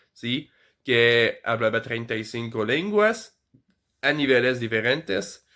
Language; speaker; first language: Spanish; non-native, fluent; French